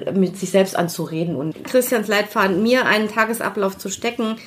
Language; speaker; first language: German; native; German